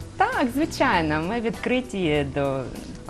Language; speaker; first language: Ukrainian; non-native, local second language; Russian